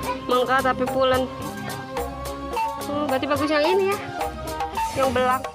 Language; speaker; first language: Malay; non-native, local second language; Sundanese